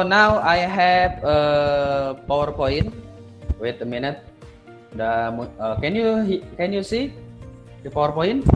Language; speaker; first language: English; non-native, learner; Indonesian